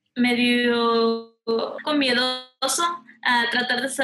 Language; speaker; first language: Spanish; early bilingual, heritage; Spanish